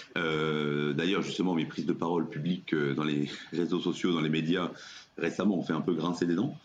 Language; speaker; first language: French; native; French